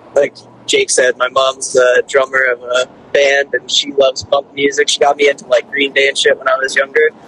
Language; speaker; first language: English; native; English